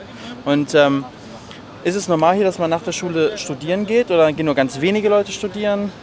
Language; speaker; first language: German; native; German